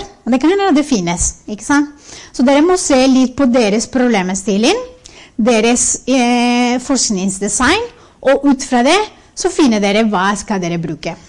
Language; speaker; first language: Norwegian; non-native, fluent; Spanish